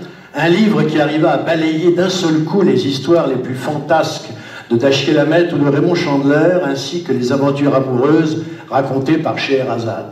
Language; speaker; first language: French; native; French